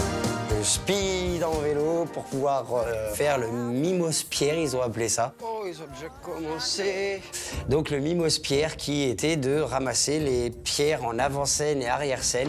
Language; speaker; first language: French; native; French